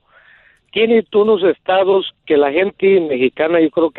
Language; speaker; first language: Spanish; native; Spanish